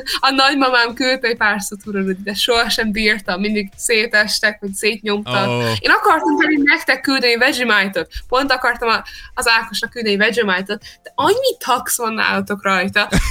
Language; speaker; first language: Hungarian; early bilingual, heritage; Hungarian